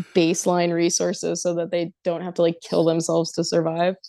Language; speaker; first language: English; native; English